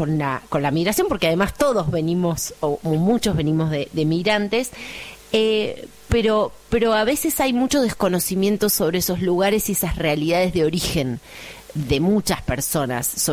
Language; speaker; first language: Spanish; native; Spanish